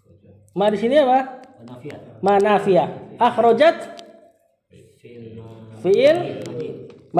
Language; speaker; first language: Arabic; non-native, fluent; Indonesian